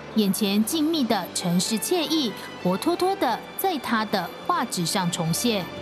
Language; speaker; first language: Chinese; native; Chinese